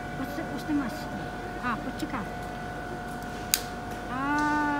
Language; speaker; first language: Japanese; non-native, learner; Filipino